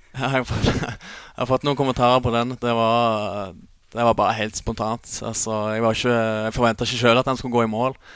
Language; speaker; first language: Norwegian; native; Norwegian